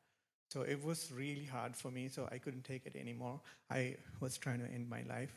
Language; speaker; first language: English; non-native, local second language; Sinhala